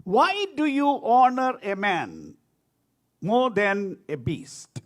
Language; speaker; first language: English; non-native, local second language; Malayalam